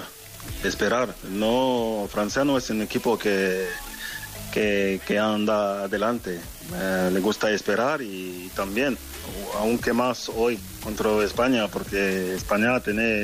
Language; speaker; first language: Spanish; non-native, learner; French